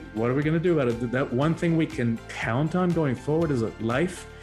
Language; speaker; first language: English; early bilingual, other home language; Spanish